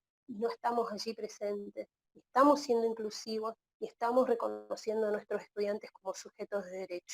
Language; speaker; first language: Spanish; native; Spanish